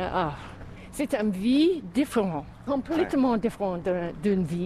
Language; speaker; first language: French; non-native, fluent; English